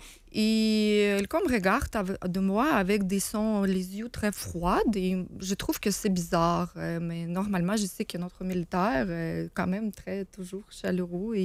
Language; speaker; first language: French; non-native, learner; Ukrainian